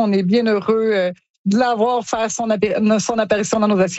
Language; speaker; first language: French; native; French